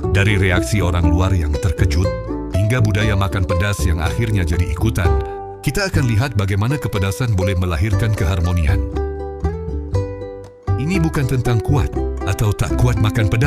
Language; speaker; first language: Malay; native; Malay